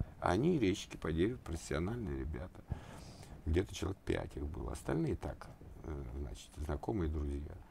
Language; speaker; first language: Russian; native; Russian